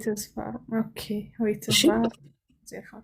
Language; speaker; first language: German; non-native, learner; Amharic